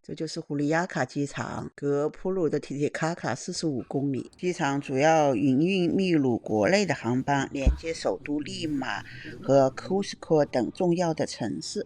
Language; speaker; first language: Chinese; native; Chinese